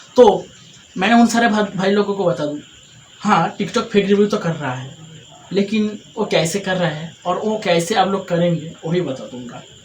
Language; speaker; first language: Hindi; non-native, local second language; Bangla